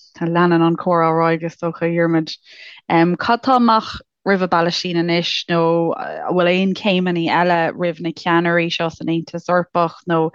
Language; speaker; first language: Irish; native; Irish